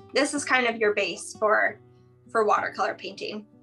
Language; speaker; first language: English; native; English